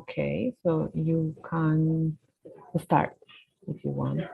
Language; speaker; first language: English; non-native, fluent; Spanish